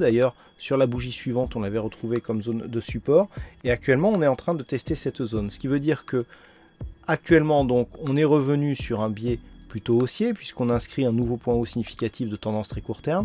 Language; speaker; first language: French; native; French